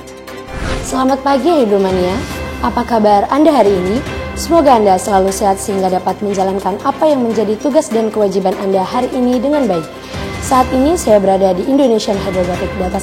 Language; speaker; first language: Indonesian; native; Indonesian